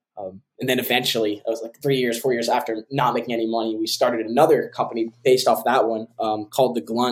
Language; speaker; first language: English; native; English